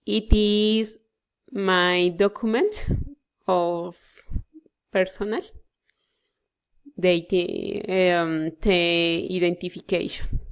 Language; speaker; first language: English; non-native, learner; Spanish